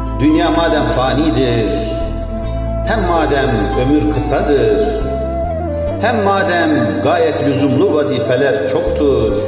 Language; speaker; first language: Turkish; native; Turkish